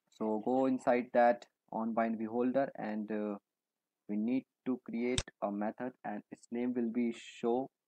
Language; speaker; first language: English; non-native, local second language; Hindi